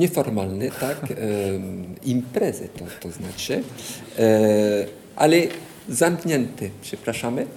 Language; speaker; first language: Polish; non-native, fluent; French